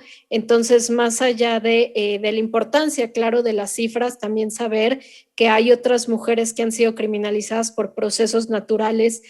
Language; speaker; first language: Spanish; native; Spanish